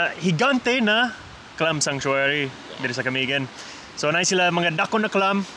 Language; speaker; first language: Cebuano; non-native, fluent; English